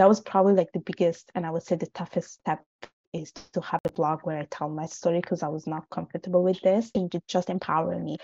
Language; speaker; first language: English; non-native, fluent; Italian